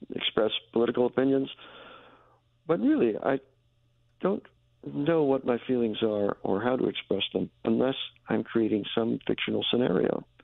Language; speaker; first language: English; native; English